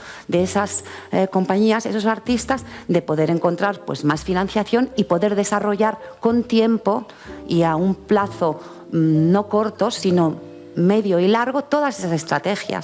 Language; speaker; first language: Spanish; native; Spanish